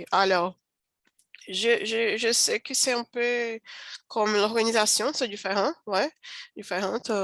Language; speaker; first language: French; non-native, learner; Portuguese